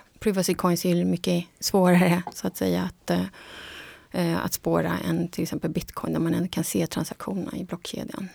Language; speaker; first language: Swedish; non-native, fluent; Spanish